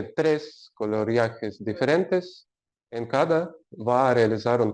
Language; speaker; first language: Spanish; non-native, learner; Russian